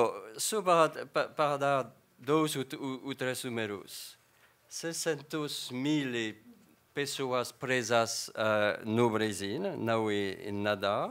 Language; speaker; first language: Portuguese; non-native, fluent; French